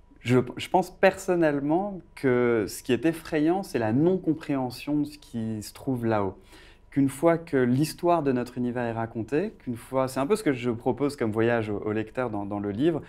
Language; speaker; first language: French; native; French